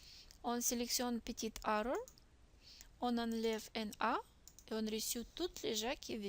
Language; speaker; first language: French; non-native, learner; Russian